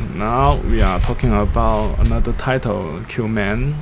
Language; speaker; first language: English; non-native, learner; Chinese